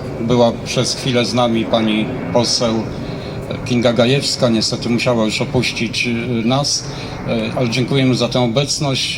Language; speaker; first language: Polish; native; Polish